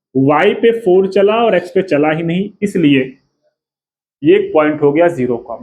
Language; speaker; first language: Hindi; native; Hindi